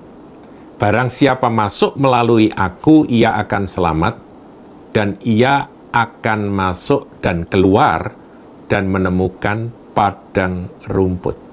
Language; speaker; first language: Indonesian; native; Indonesian